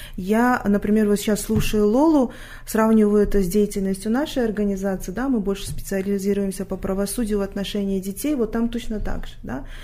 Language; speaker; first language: Russian; non-native, local second language; Tajik